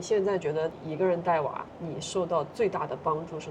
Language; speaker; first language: Chinese; native; Chinese